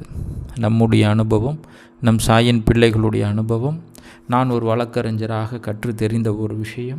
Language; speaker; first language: Tamil; native; Tamil